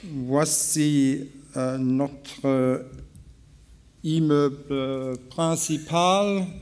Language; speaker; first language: French; non-native, learner; English